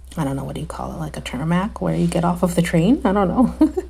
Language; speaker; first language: English; native; English